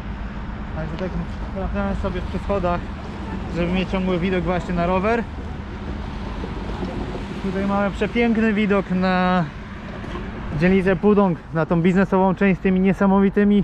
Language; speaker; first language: Polish; native; Polish